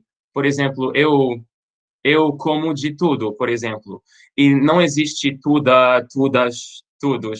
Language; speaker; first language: Portuguese; non-native, fluent; French